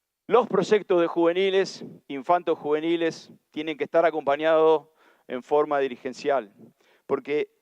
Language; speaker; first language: Spanish; native; Spanish